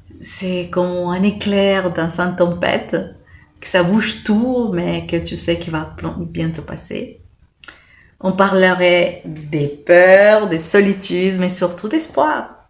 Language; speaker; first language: French; non-native, fluent; Spanish